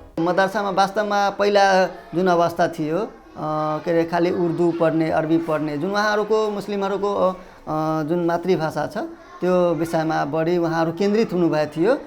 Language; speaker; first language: Nepali; non-native, local second language; Maithili